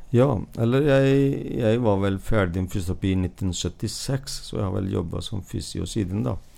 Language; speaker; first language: Norwegian; non-native, fluent; Hindi